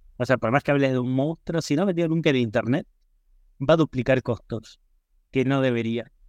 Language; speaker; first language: Spanish; native; Spanish